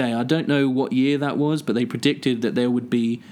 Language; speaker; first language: English; native; English